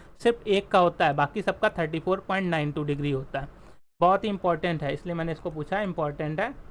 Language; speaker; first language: Hindi; native; Hindi